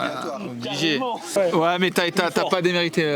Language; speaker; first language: French; native; French